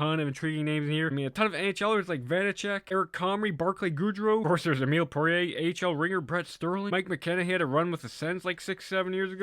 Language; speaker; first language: English; native; English